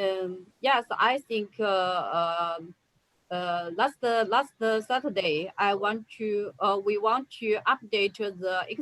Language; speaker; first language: English; non-native, learner; Chinese